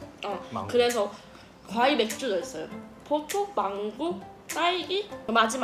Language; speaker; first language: Korean; non-native, learner; Chinese